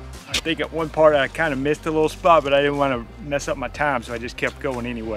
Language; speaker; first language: English; native; English